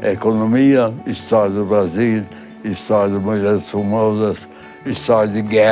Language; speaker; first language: Portuguese; early bilingual, other home language; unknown